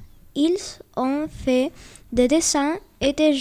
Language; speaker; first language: French; non-native, learner; Spanish